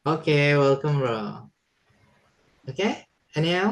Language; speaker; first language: English; non-native, local second language; Indonesian